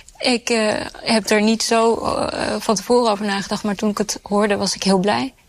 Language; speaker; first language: Dutch; early bilingual, other home language; Urdu